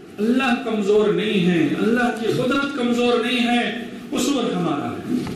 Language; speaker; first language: Urdu; native; Urdu